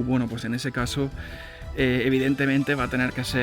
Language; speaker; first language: Spanish; native; Spanish